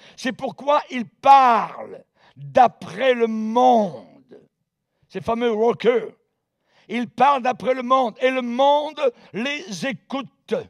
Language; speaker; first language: French; native; French